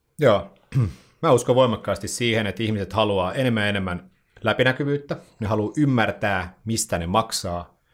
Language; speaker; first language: Finnish; native; Finnish